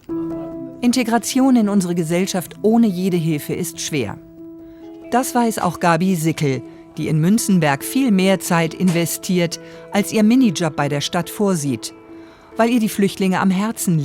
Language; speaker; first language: German; native; German